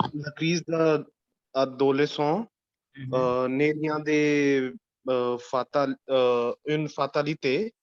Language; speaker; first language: French; non-native, learner; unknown